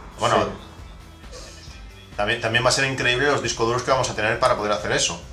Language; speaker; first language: Spanish; native; Spanish